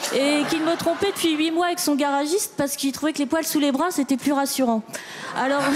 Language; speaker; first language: French; non-native, fluent; Dutch